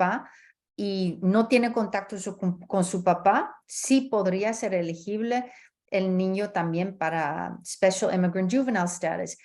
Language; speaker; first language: Spanish; early bilingual, heritage; Spanish